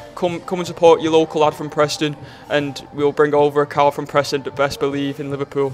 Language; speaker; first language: English; native; English